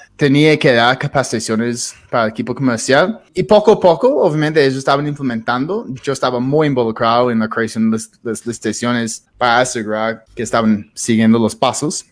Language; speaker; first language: Spanish; non-native, fluent; English